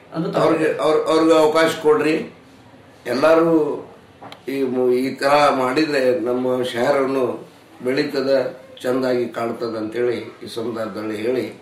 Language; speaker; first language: Kannada; non-native, local second language; Urdu